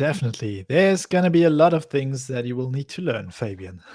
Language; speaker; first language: English; non-native, fluent; German